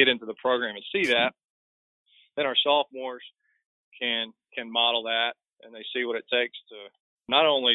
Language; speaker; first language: English; native; English